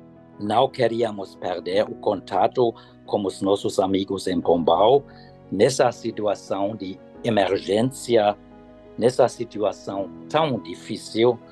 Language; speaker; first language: Portuguese; non-native, fluent; German